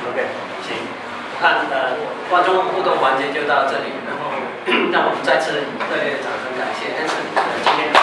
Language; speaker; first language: Chinese; native; Chinese